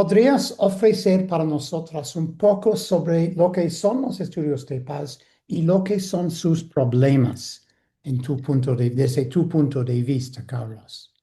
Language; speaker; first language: Spanish; non-native, fluent; English